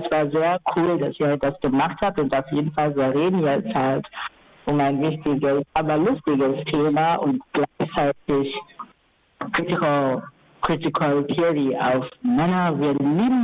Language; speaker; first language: German; non-native, fluent; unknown